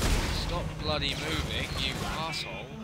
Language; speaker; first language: English; native; English